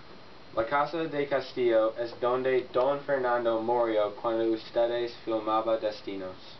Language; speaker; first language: Spanish; non-native, learner; English